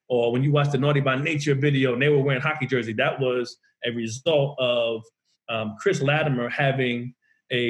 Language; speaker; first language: English; native; English